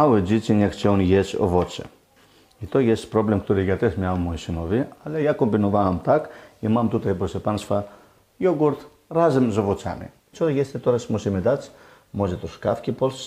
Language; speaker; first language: Polish; non-native, learner; Greek